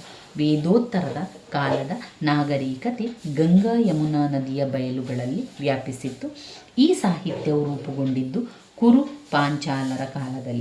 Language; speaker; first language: Kannada; native; Kannada